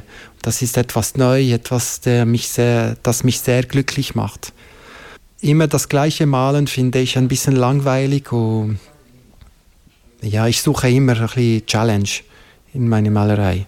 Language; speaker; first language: German; non-native, local second language; French